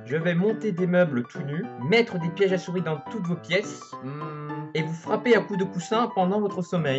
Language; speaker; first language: French; native; French